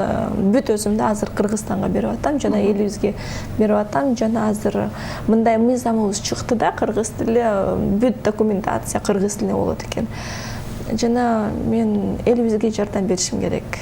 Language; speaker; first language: Kyrgyz; non-native, local second language; Russian